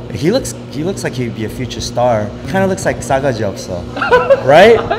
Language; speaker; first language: English; early bilingual, other home language; Korean